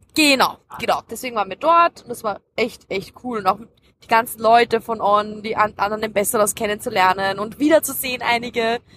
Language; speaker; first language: German; early bilingual, other home language; Dutch